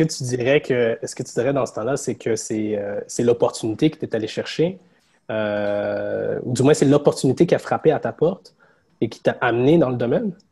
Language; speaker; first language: French; native; French